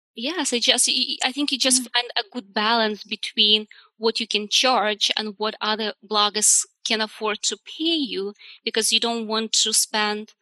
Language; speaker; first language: English; non-native, fluent; Russian